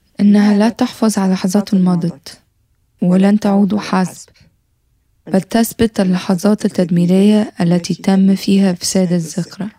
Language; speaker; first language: Arabic; native; Arabic